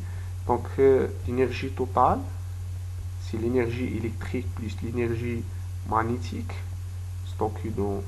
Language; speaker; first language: French; non-native, local second language; Arabic